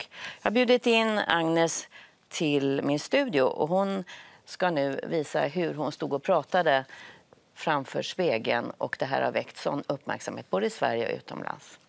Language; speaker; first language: Swedish; native; Swedish